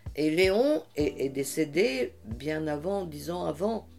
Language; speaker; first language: French; early bilingual, heritage; French